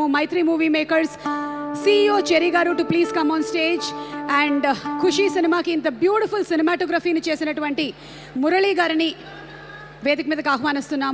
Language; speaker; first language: Telugu; native; Telugu